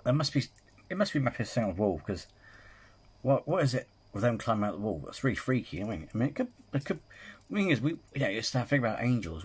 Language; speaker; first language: English; native; English